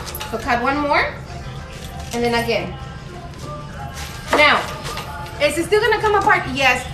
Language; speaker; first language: English; early bilingual, other home language; Spanish